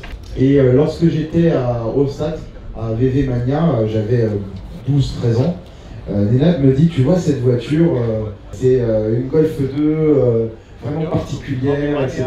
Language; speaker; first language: French; native; French